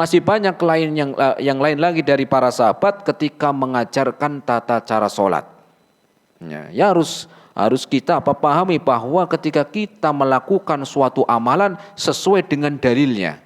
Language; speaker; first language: Indonesian; native; Indonesian